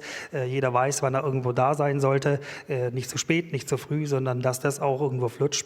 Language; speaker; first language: German; native; German